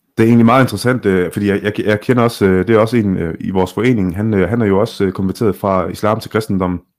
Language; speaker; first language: Danish; early bilingual, other home language; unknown